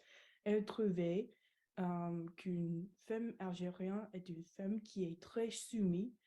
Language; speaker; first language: French; non-native, learner; English